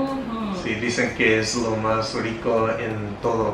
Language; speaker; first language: Spanish; non-native, fluent; English